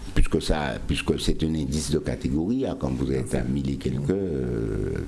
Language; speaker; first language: French; native; French